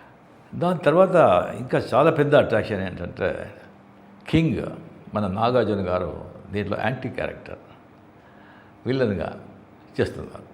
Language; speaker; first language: Telugu; non-native, fluent; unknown